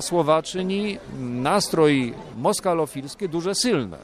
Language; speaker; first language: Ukrainian; early bilingual, heritage; Rusyn